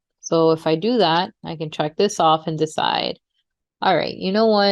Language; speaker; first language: English; native; English